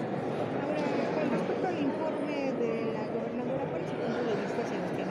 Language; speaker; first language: Spanish; native; Spanish